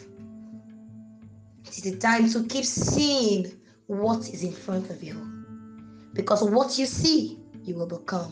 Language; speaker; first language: English; non-native, local second language; Yoruba